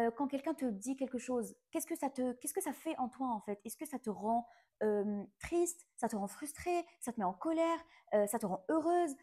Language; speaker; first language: French; non-native, local second language; Arabic